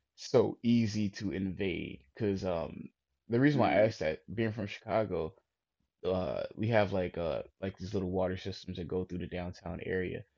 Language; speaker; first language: English; native; English